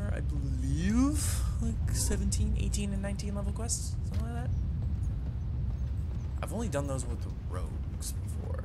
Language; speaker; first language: English; native; English